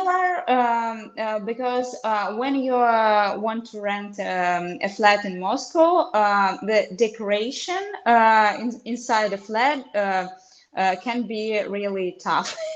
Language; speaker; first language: English; non-native, fluent; Russian